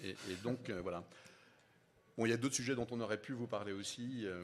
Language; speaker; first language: French; native; French